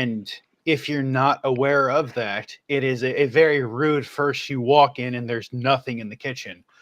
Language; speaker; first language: English; native; English